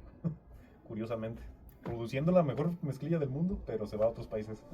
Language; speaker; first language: Spanish; native; Spanish